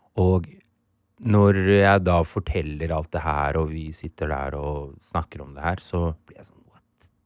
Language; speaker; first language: Norwegian; early bilingual, other home language; Swahili